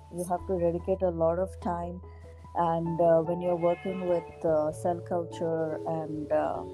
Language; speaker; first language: English; non-native, local second language; Kannada